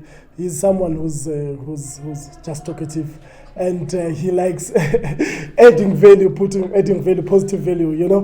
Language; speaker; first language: English; non-native, local second language; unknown